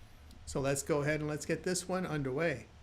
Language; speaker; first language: English; native; English